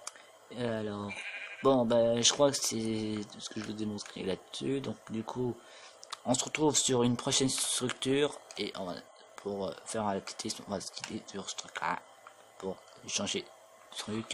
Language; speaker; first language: French; native; French